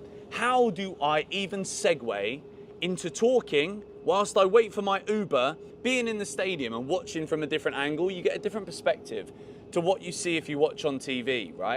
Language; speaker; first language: English; native; English